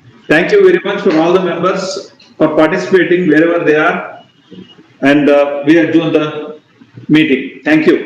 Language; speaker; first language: English; non-native, local second language; Kannada